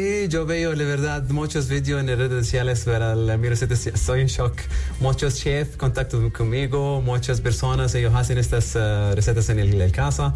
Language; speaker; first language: Spanish; non-native, learner; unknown